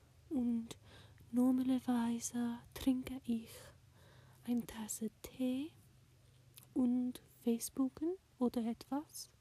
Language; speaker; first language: German; non-native, learner; English